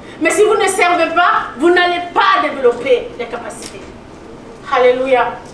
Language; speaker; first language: French; native; French